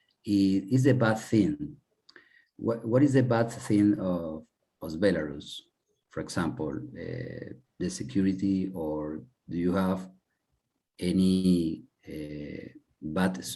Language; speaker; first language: English; non-native, learner; Spanish